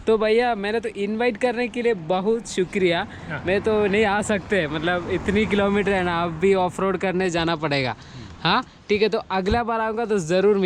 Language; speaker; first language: Hindi; non-native, local second language; Malayalam